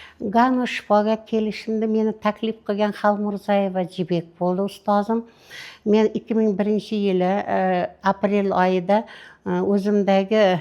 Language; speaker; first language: Uzbek; non-native, local second language; Kazakh